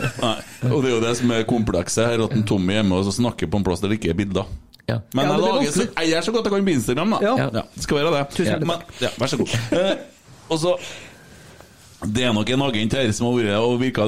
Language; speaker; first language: Norwegian; native; Norwegian